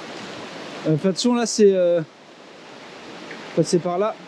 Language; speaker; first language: French; native; French